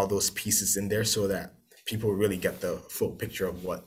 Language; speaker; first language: English; non-native, local second language; Akan